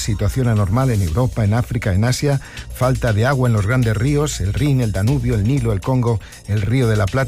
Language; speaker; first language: Spanish; native; Spanish